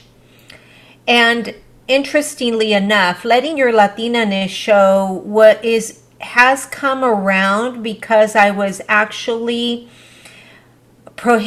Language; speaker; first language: English; early bilingual, other home language; Spanish